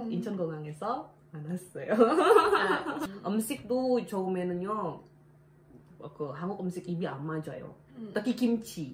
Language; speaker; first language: Korean; non-native, learner; Indonesian